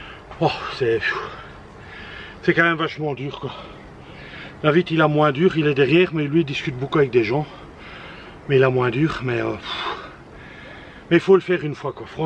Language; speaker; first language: French; native; French